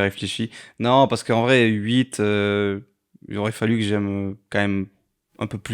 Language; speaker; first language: French; native; French